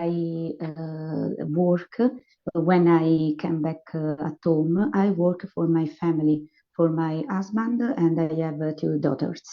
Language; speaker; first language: English; non-native, learner; Italian